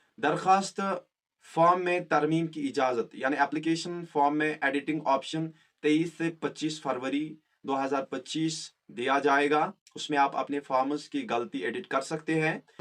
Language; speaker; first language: Hindi; non-native, local second language; Kashmiri